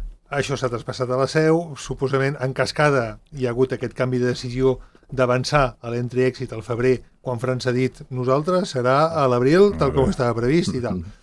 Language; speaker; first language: Catalan; native; Catalan